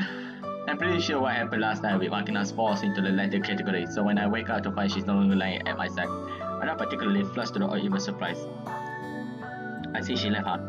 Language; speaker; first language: English; non-native, local second language; Malay